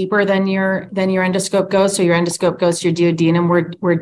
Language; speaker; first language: English; native; English